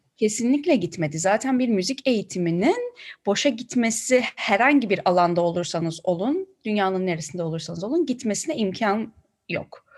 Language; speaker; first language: Turkish; native; Turkish